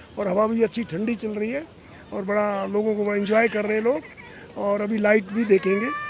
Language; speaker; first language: Hindi; native; Hindi